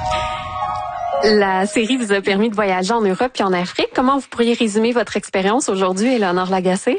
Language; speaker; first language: French; native; French